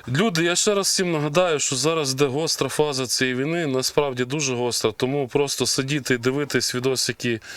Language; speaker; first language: Ukrainian; non-native, local second language; Russian